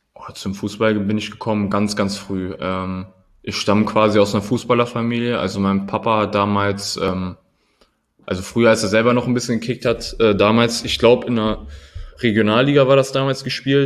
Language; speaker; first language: German; native; German